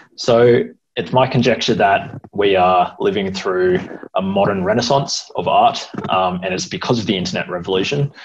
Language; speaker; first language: English; native; English